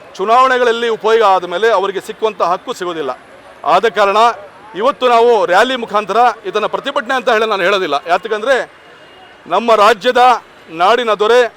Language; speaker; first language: Kannada; native; Kannada